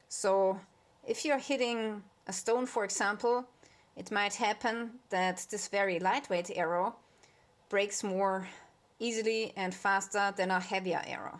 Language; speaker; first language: English; non-native, fluent; German